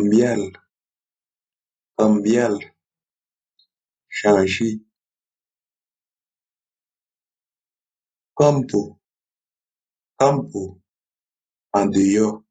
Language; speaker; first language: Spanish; non-native, learner; Haitian Creole